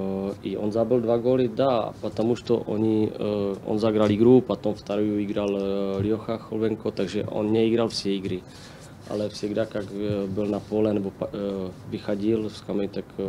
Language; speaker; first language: Russian; non-native, learner; Slovak